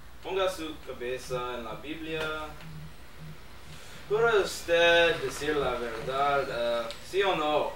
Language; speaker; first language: Spanish; non-native, learner; English